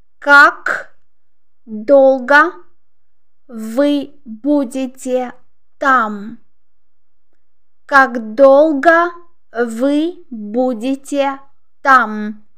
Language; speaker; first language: Russian; non-native, local second language; Uzbek